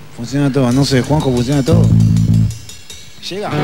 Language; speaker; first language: Spanish; native; Spanish